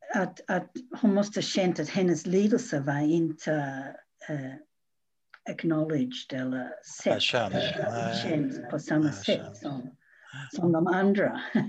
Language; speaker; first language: Swedish; non-native, fluent; English